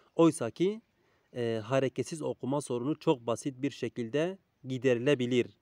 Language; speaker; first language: Turkish; native; Turkish